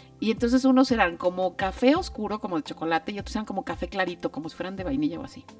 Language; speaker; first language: Spanish; native; Spanish